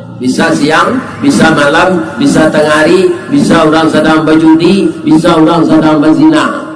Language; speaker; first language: Malay; non-native, local second language; Minangkabau